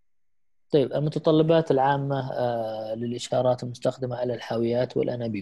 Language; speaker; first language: Arabic; native; Arabic